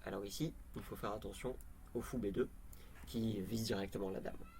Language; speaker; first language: French; native; French